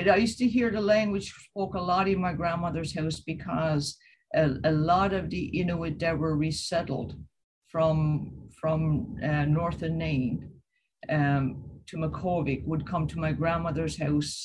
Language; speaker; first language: English; native; English